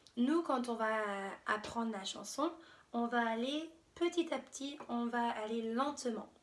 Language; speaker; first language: French; non-native, fluent; English